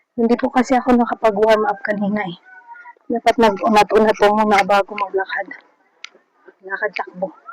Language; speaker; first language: Filipino; non-native, local second language; Aklanon